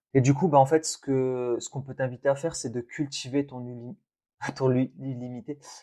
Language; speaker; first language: French; early bilingual, other home language; Arabic